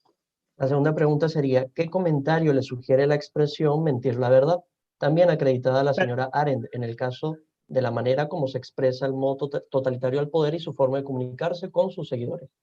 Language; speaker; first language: Spanish; native; Spanish